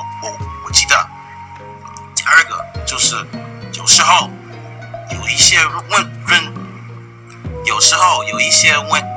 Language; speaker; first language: Chinese; non-native, fluent; English